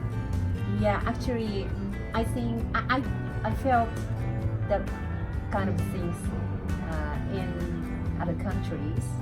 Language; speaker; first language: English; non-native, learner; Japanese